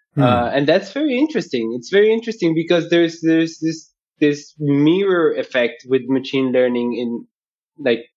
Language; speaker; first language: English; non-native, fluent; Spanish